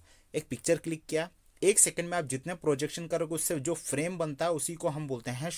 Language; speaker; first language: Hindi; native; Hindi